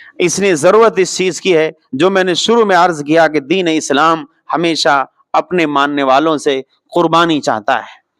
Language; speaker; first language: Urdu; native; Urdu